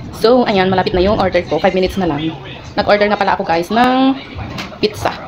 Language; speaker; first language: Filipino; native; Filipino